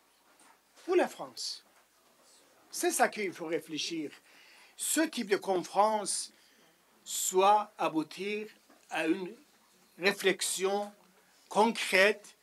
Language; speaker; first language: French; non-native, fluent; Persian